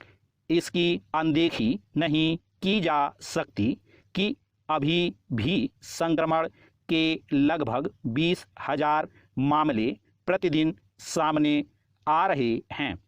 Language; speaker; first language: Hindi; native; Hindi